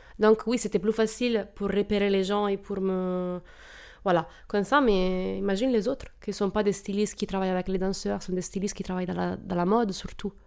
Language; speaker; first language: French; non-native, fluent; Italian